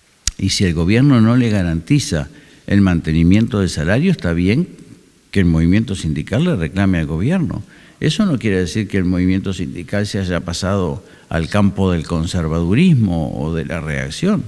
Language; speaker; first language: Spanish; native; Spanish